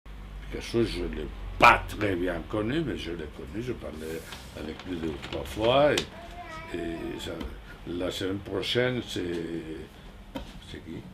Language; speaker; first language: French; non-native, fluent; Spanish